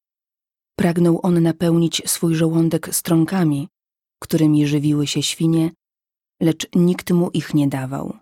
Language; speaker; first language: Polish; native; Polish